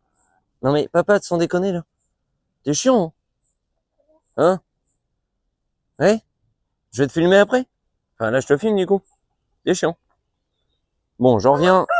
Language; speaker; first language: French; native; French